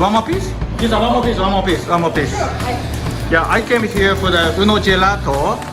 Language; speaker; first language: English; non-native, learner; Japanese